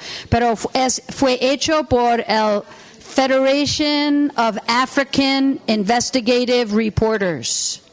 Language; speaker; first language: Spanish; non-native, fluent; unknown